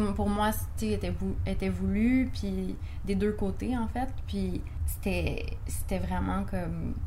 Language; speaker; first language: French; native; French